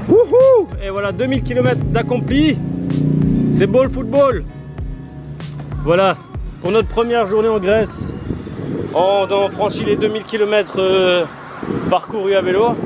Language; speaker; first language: French; native; French